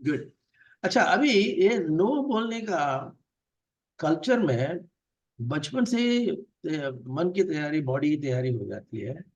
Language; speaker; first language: Hindi; non-native, local second language; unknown